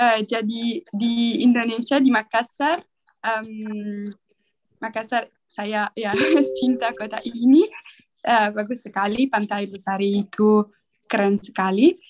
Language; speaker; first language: Indonesian; non-native, learner; Italian